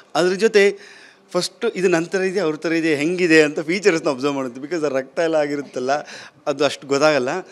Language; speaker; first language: Kannada; native; Kannada